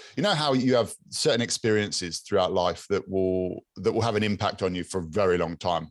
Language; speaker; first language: English; native; English